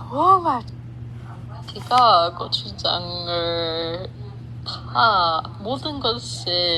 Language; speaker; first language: Korean; non-native, learner; English